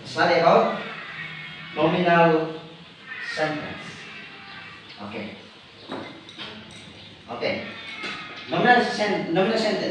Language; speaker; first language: English; non-native, learner; Indonesian